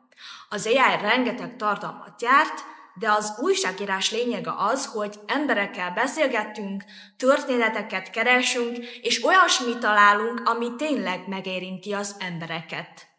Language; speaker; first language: Hungarian; non-native, fluent; Chinese